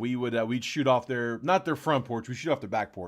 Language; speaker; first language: English; native; English